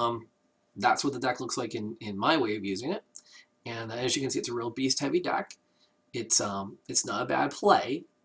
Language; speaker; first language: English; native; English